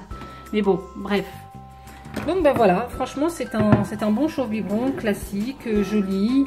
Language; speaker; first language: French; native; French